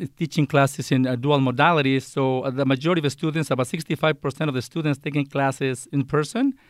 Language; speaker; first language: English; non-native, fluent; Spanish